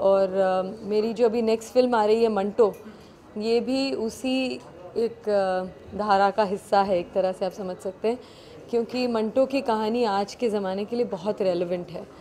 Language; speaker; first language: Hindi; native; Hindi